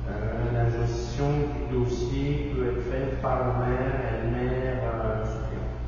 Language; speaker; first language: French; native; French